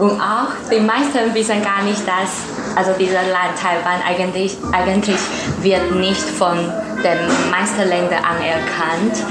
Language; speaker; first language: German; non-native, learner; Chinese